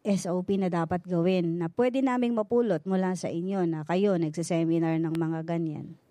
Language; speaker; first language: Filipino; native; Filipino